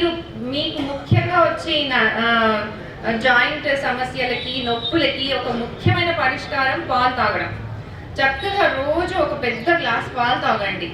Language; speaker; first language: Telugu; native; Telugu